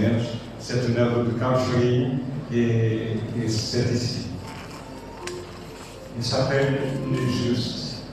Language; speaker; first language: French; non-native, fluent; Portuguese